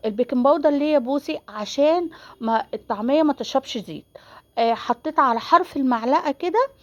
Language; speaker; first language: Arabic; native; Arabic